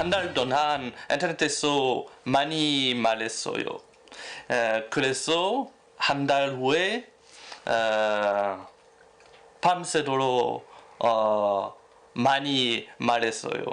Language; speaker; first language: Korean; non-native, learner; French